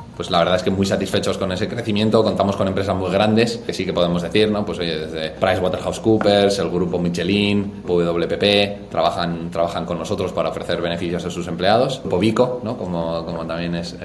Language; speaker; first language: Spanish; native; Spanish